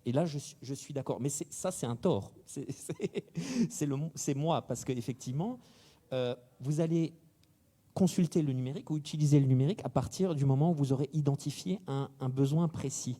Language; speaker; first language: French; native; French